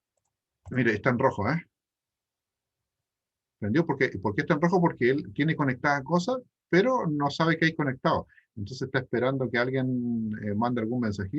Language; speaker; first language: Spanish; native; Spanish